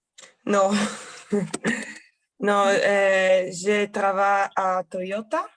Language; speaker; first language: French; non-native, learner; Italian